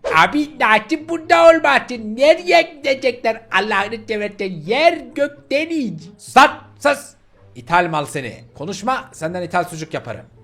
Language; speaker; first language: Turkish; native; Turkish